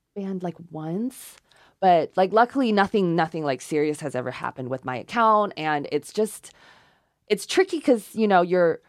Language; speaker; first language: English; non-native, fluent; Chinese